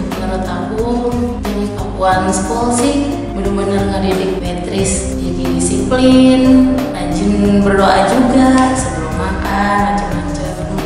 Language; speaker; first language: Indonesian; native; Indonesian